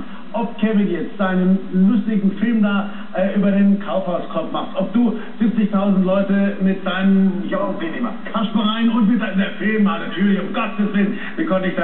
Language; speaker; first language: German; native; German